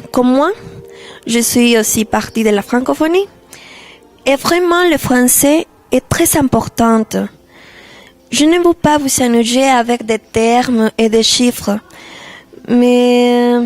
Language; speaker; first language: French; non-native, learner; Spanish